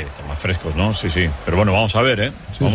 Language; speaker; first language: Spanish; native; Spanish